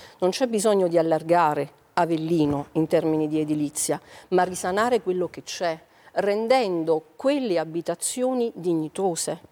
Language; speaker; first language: Italian; native; Italian